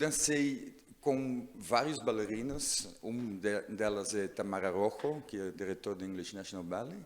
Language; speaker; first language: Portuguese; non-native, learner; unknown